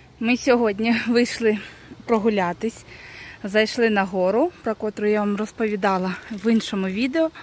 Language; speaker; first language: Ukrainian; non-native, local second language; Russian